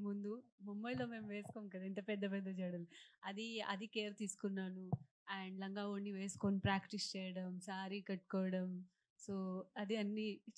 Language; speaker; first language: Telugu; non-native, fluent; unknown